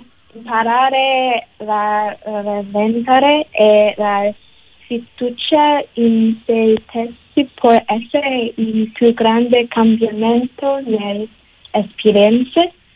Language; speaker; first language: Italian; non-native, learner; Cantonese